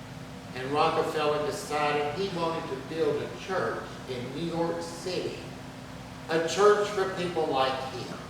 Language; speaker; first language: English; native; English